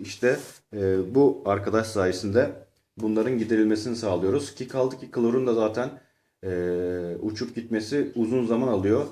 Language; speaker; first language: Turkish; native; Turkish